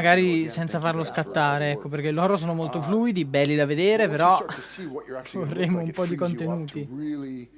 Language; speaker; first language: Italian; native; Italian